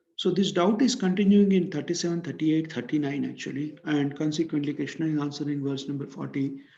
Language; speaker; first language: English; non-native, local second language; Telugu